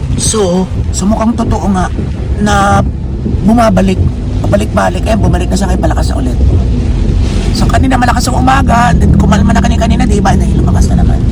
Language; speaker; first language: Filipino; native; Filipino